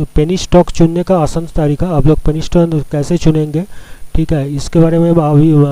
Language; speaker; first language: Hindi; non-native, local second language; Bangla